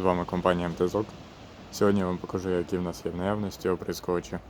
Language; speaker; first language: Ukrainian; native; Ukrainian